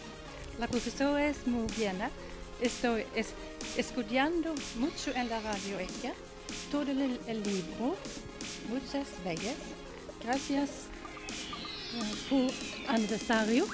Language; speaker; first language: Spanish; non-native, learner; Swedish